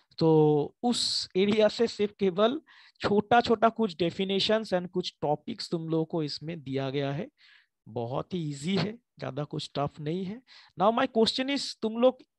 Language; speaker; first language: Hindi; non-native, local second language; Bangla